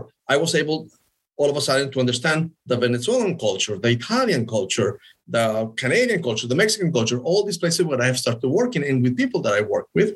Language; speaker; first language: English; non-native, fluent; Spanish